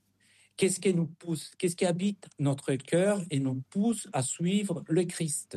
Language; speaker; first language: French; non-native, fluent; Spanish